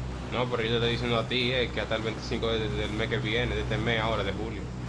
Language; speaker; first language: Spanish; early bilingual, heritage; Spanish